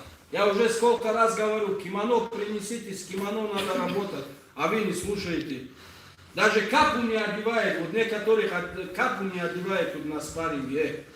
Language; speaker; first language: Russian; native; Russian